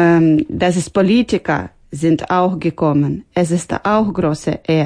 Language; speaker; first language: German; non-native, learner; Ukrainian